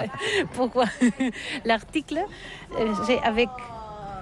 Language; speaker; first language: French; non-native, learner; Catalan